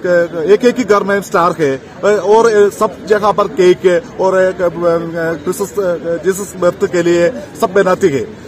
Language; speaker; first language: Hindi; non-native, local second language; Malayalam